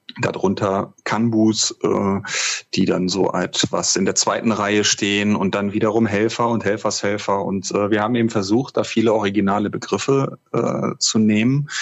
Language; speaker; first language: German; native; German